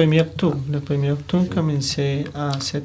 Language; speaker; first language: French; non-native, learner; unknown